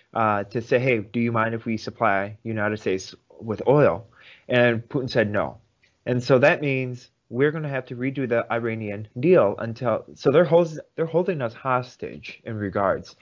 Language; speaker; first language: English; early bilingual, other home language; Russian